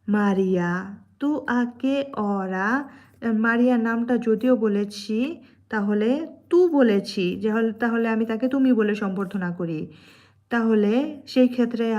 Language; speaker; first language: Bangla; native; Bangla